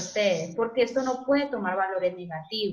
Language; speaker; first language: Spanish; native; Spanish